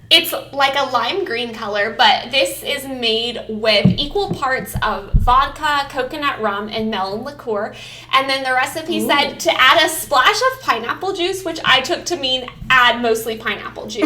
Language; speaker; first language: English; native; English